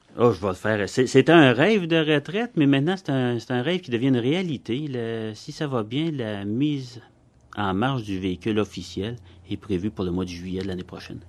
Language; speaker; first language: French; native; French